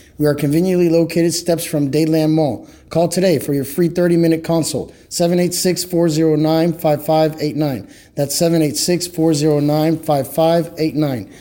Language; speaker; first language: English; native; English